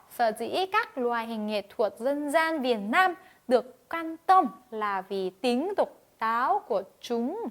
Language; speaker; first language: Vietnamese; non-native, fluent; Korean